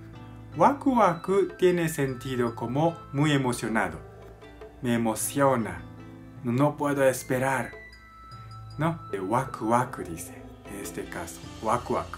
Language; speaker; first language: Spanish; non-native, learner; Japanese